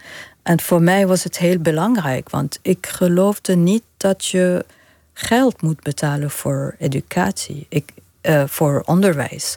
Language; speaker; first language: Dutch; non-native, fluent; Arabic